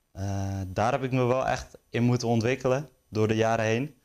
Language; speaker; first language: Dutch; native; Dutch